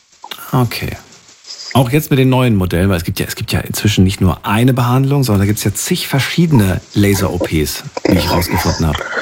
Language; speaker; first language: German; native; German